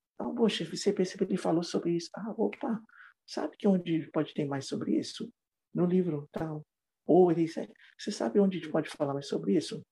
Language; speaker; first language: Portuguese; non-native, fluent; English